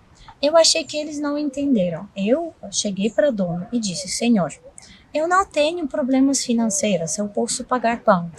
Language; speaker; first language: Portuguese; non-native, fluent; Russian